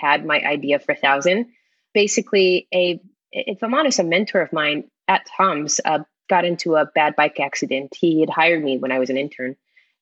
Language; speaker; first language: English; native; English